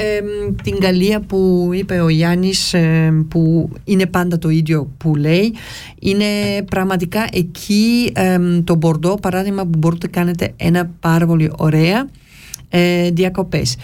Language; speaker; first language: Greek; early bilingual, heritage; Greek